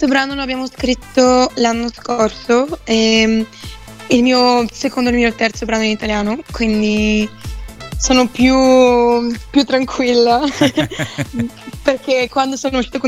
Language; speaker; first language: Italian; non-native, fluent; Bulgarian